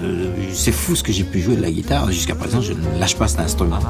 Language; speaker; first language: French; native; French